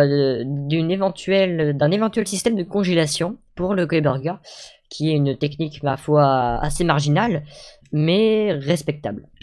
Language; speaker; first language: French; native; French